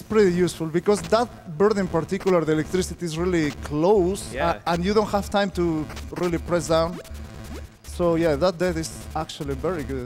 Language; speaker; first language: English; non-native, fluent; Spanish